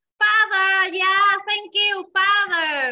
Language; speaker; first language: English; non-native, fluent; Vietnamese